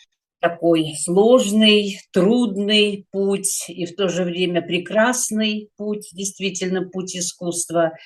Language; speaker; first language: Russian; native; Russian